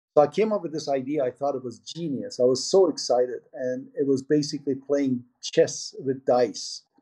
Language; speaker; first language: English; early bilingual, other home language; Persian